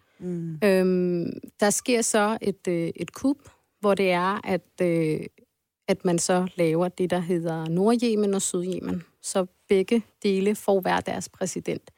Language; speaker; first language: Danish; early bilingual, other home language; Arabic